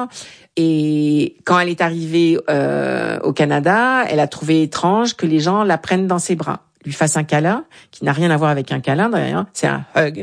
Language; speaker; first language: French; native; French